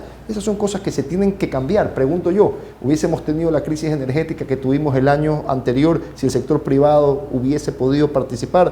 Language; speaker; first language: Spanish; native; Spanish